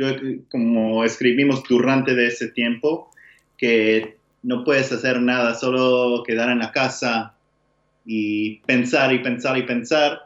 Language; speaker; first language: Spanish; non-native, learner; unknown